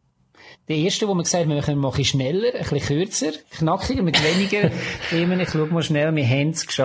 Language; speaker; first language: German; native; German